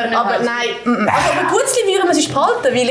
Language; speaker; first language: German; native; German